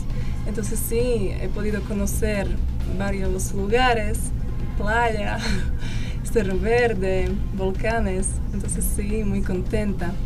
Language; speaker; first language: Spanish; non-native, fluent; Slovak